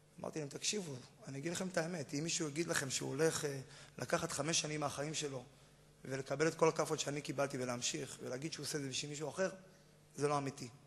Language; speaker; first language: Hebrew; native; Hebrew